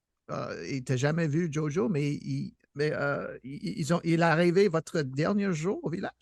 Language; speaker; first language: French; non-native, fluent; English